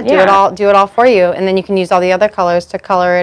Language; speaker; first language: English; native; English